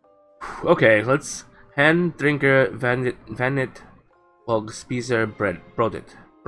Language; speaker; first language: Danish; non-native, learner; English